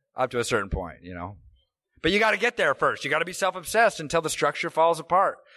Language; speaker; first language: English; native; English